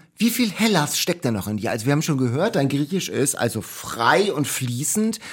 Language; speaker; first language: German; native; German